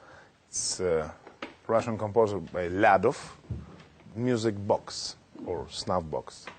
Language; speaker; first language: English; non-native, learner; Russian